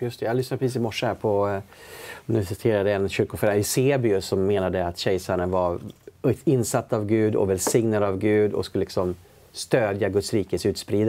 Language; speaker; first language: Swedish; native; Swedish